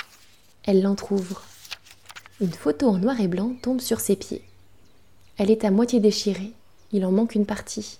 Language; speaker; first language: French; native; French